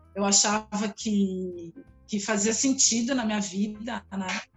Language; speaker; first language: Portuguese; native; Portuguese